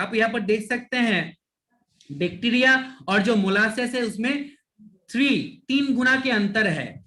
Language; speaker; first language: Hindi; non-native, local second language; Bangla